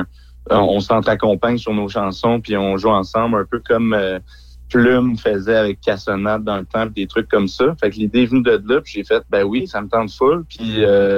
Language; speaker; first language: French; native; French